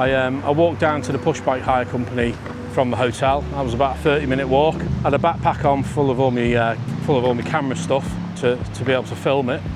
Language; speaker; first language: English; native; English